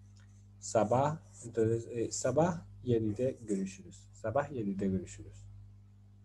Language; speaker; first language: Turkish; non-native, fluent; Spanish